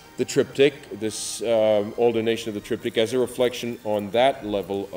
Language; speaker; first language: English; native; English